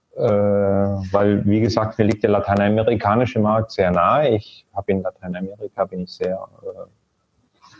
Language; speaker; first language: German; native; German